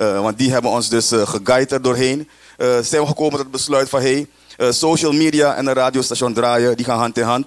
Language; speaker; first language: Dutch; native; Dutch